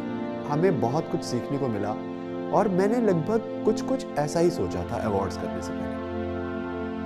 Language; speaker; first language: Hindi; native; Hindi